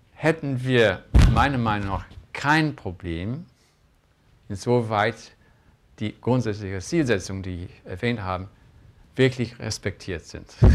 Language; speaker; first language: German; non-native, fluent; English